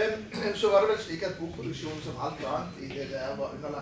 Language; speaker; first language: Norwegian; native; Norwegian